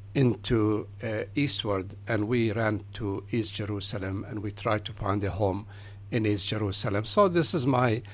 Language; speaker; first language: English; non-native, fluent; Arabic